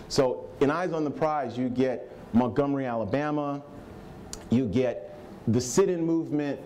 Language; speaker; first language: English; native; English